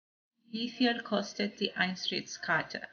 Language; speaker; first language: German; non-native, learner; English